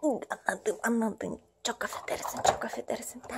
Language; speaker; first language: Turkish; non-native, learner; Russian